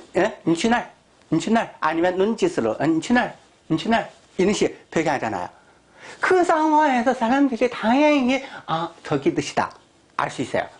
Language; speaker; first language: Korean; non-native, fluent; Chinese